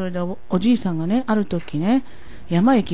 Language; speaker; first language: Japanese; native; Japanese